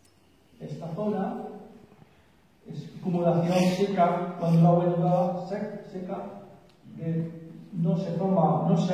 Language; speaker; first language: Spanish; native; Spanish